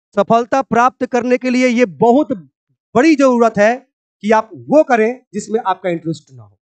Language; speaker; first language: Hindi; native; Hindi